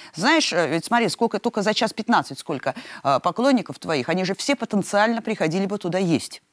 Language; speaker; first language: Russian; native; Russian